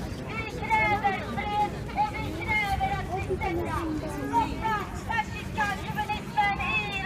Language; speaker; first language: Swedish; non-native, fluent; Azerbaijani